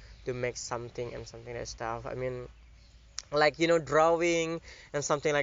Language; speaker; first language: English; non-native, learner; Indonesian